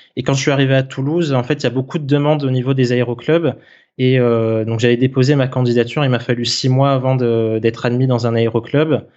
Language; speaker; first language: French; native; French